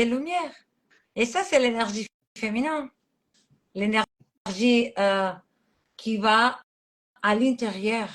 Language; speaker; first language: French; non-native, fluent; Catalan